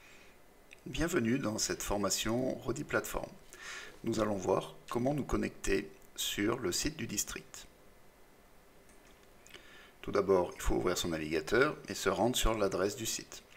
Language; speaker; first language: French; native; French